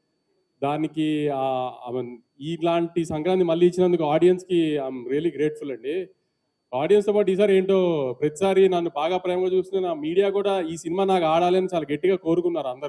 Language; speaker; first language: Telugu; native; Telugu